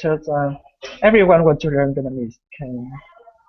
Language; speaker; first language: English; non-native, learner; Vietnamese